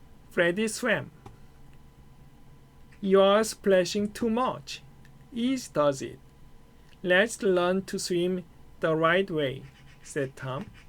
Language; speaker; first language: English; non-native, fluent; Korean